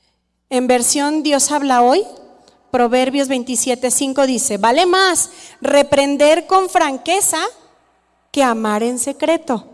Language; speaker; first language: Spanish; native; Spanish